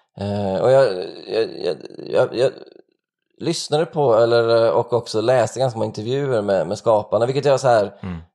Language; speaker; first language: Swedish; native; Swedish